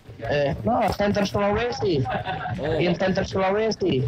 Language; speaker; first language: English; non-native, learner; Indonesian